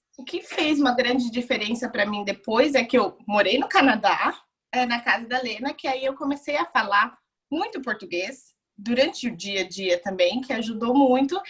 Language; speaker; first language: Portuguese; early bilingual, heritage; Portuguese